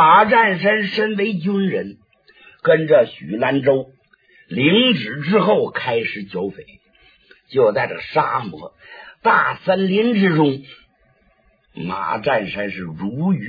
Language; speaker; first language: Chinese; native; Chinese